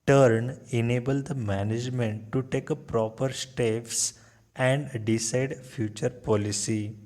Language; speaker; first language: English; non-native, local second language; Marathi